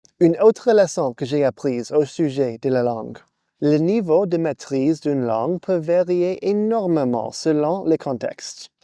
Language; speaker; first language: French; non-native, fluent; English